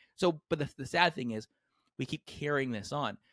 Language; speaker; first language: English; native; English